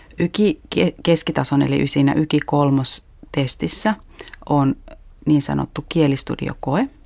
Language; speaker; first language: Finnish; native; Finnish